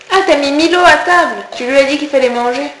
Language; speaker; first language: French; native; French